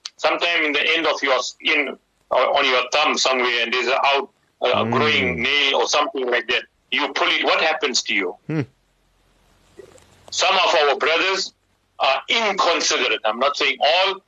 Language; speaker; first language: English; native; English